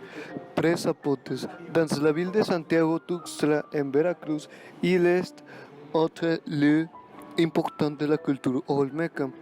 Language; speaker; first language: French; non-native, learner; Spanish